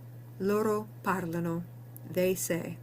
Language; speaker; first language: Italian; non-native, learner; English